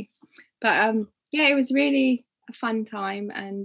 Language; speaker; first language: English; non-native, local second language; Ganda